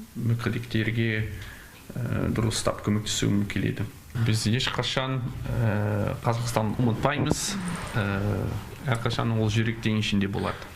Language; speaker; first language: Kazakh; non-native, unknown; Dutch